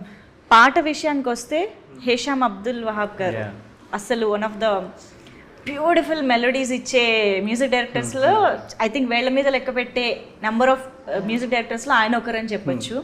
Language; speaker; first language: Telugu; native; Telugu